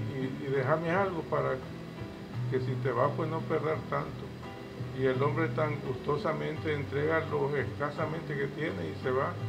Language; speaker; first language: Spanish; native; Spanish